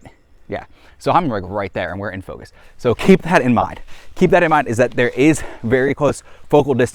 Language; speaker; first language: English; native; English